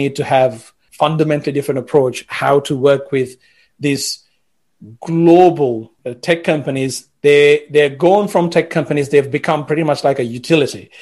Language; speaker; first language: English; non-native, local second language; Sinhala